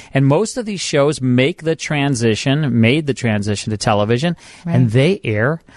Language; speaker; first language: English; native; English